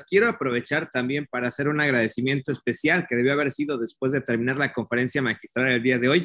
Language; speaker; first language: Spanish; native; Spanish